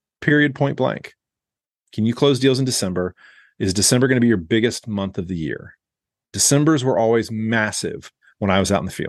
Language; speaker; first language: English; native; English